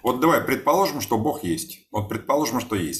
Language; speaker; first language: Russian; native; Russian